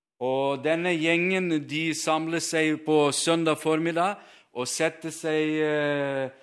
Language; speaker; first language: Norwegian; non-native, fluent; Ukrainian